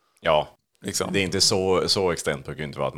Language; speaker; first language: Swedish; native; Swedish